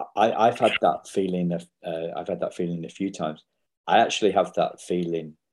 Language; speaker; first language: English; native; English